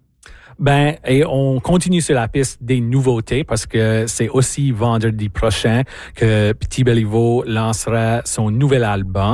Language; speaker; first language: French; native; French